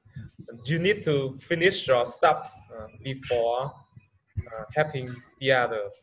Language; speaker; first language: English; non-native, fluent; Vietnamese